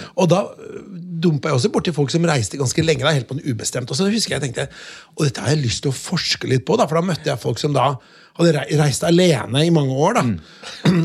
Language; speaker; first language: Norwegian; native; Norwegian